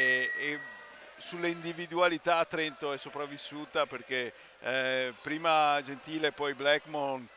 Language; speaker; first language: Italian; native; Italian